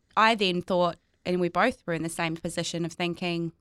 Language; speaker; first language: English; native; English